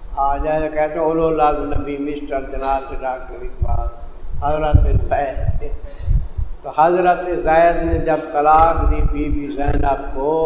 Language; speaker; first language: Urdu; native; Urdu